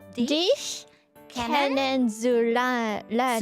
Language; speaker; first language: German; non-native, learner; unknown